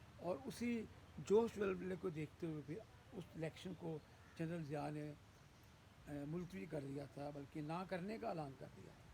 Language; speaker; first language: Urdu; non-native, local second language; Punjabi